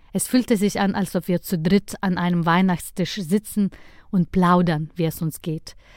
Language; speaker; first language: German; non-native, fluent; Lithuanian